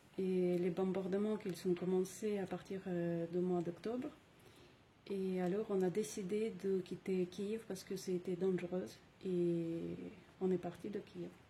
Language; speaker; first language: French; non-native, fluent; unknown